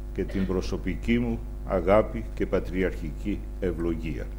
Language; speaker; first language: Greek; native; Greek